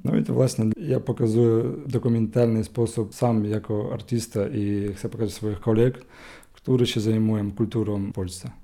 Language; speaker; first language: Polish; non-native, learner; Ukrainian